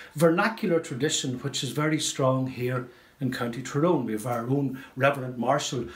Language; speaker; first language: English; native; English